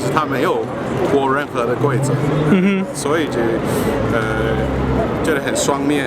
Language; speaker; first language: Chinese; non-native, fluent; English